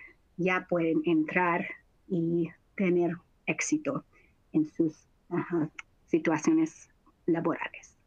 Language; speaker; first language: Spanish; non-native, fluent; English